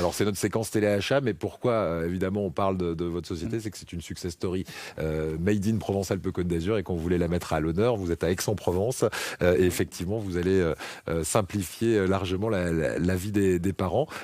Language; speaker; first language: French; native; French